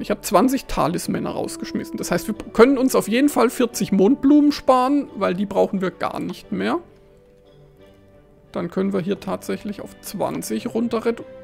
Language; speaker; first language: German; native; German